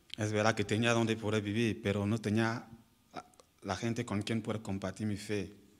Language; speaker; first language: Spanish; non-native, learner; French